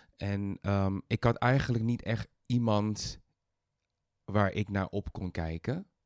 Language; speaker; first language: Dutch; early bilingual, other home language; Thai